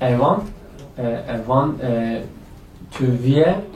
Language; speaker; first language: French; non-native, learner; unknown